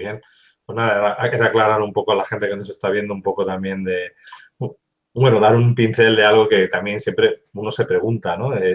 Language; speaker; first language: Spanish; native; Spanish